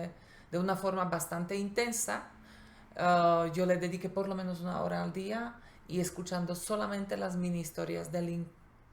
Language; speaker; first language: Spanish; non-native, fluent; Slovak